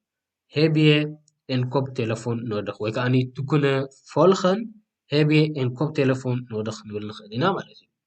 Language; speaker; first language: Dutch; non-native, fluent; Tigrinya